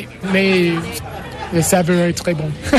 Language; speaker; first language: French; non-native, learner; English